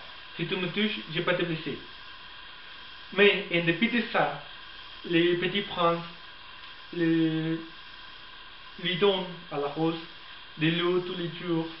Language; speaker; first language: French; non-native, learner; Spanish